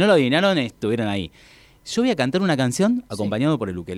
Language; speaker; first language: Spanish; native; Spanish